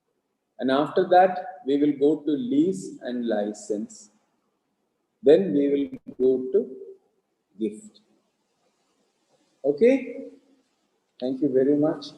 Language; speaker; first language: English; non-native, local second language; Malayalam